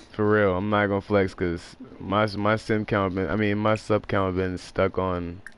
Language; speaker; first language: English; native; English